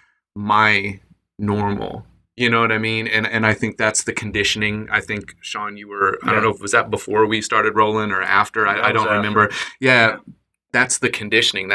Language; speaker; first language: English; native; English